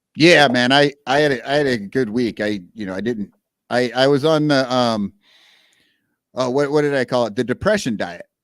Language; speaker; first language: English; native; English